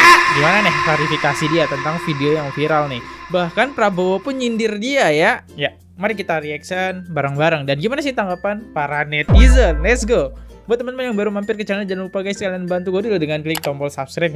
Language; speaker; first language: Indonesian; native; Indonesian